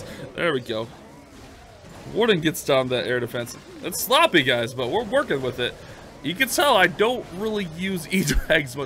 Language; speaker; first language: English; native; English